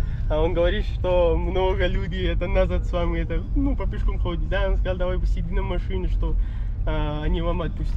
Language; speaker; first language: Russian; non-native, learner; Pashto